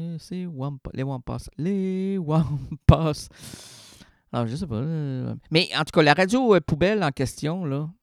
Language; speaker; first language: French; native; French